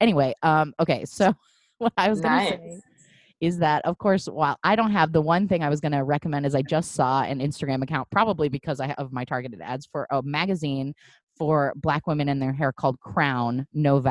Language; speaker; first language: English; native; English